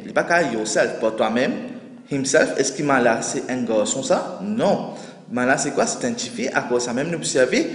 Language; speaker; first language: French; non-native, local second language; Morisyen